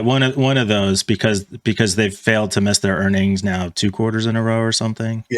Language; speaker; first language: English; native; English